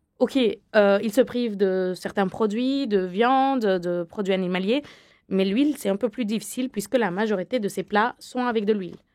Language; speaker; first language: French; non-native, fluent; Arabic